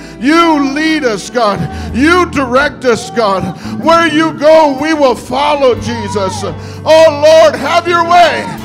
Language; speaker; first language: English; early bilingual, other home language; Spanish